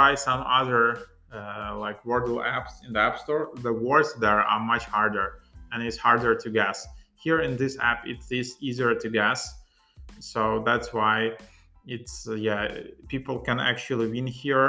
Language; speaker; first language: English; non-native, fluent; Ukrainian